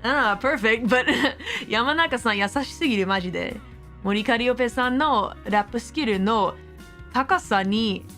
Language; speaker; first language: Japanese; non-native, learner; English